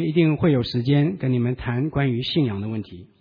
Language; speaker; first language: Chinese; native; Chinese